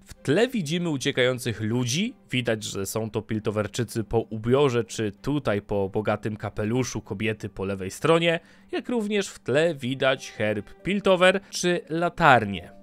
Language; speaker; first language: Polish; native; Polish